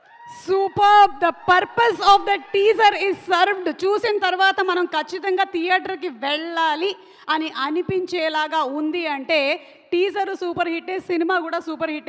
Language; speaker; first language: Telugu; native; Telugu